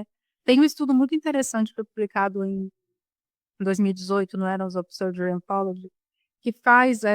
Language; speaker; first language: Portuguese; native; Portuguese